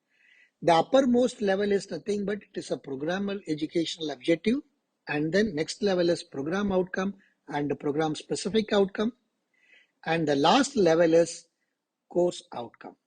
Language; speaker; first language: English; non-native, local second language; Tamil